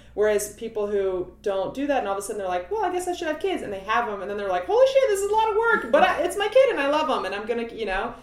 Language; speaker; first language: English; native; English